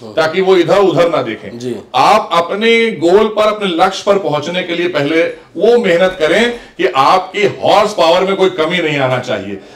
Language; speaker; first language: Hindi; native; Hindi